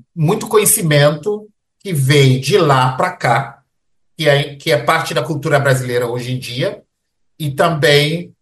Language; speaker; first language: Portuguese; early bilingual, heritage; Portuguese